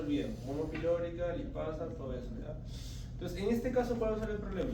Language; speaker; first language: Spanish; native; Spanish